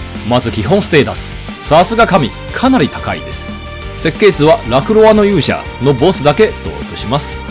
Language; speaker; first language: Japanese; non-native, fluent; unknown